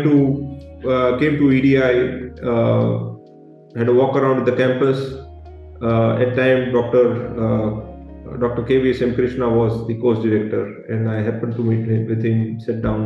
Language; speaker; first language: English; non-native, local second language; Gujarati